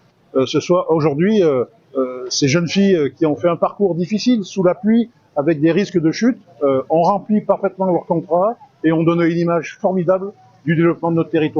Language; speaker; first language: French; native; French